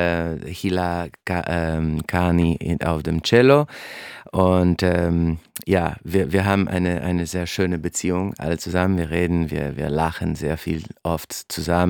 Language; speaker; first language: German; non-native, fluent; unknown